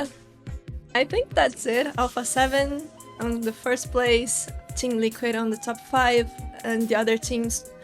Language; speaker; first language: English; non-native, fluent; Portuguese